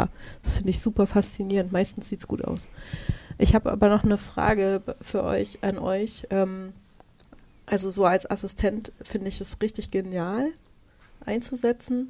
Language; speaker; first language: German; native; German